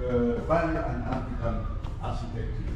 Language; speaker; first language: English; non-native, learner; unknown